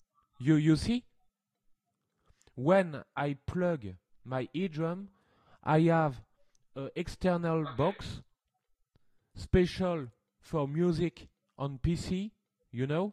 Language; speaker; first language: English; non-native, learner; French